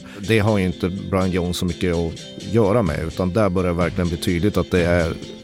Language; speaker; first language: Swedish; native; Swedish